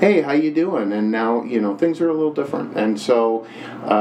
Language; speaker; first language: English; native; English